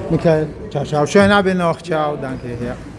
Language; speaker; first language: German; non-native, learner; Tajik